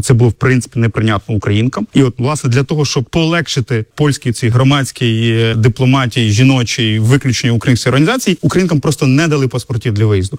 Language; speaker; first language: Ukrainian; native; Ukrainian